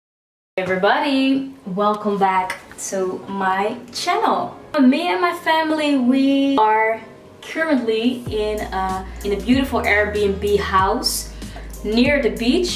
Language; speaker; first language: English; non-native, fluent; Dutch